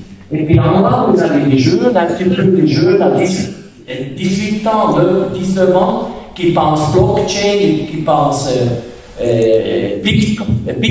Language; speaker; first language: French; non-native, fluent; German